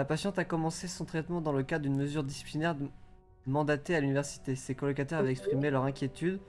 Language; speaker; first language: French; native; French